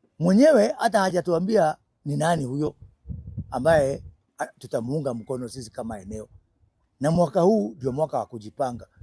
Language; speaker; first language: Swahili; native; Swahili